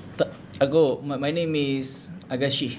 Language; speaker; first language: English; non-native, learner; Indonesian